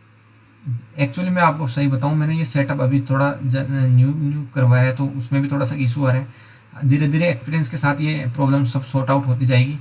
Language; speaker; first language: Hindi; native; Hindi